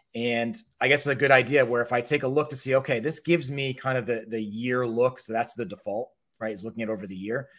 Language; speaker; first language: English; native; English